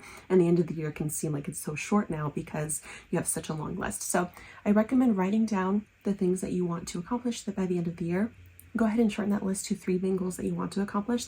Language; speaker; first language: English; native; English